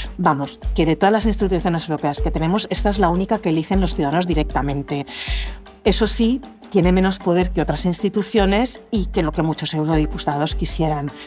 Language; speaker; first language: Spanish; native; Spanish